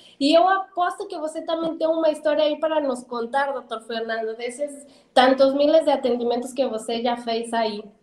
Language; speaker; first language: Portuguese; non-native, fluent; Spanish